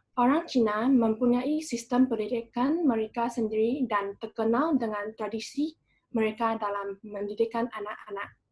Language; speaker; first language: Malay; non-native, local second language; Chinese